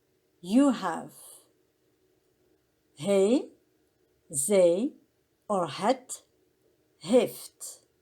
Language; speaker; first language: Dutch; non-native, learner; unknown